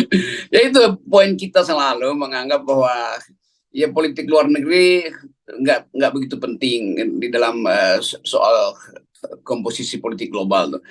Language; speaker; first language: Indonesian; native; Indonesian